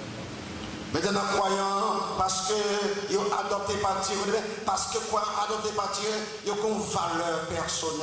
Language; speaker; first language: French; non-native, local second language; Haitian Creole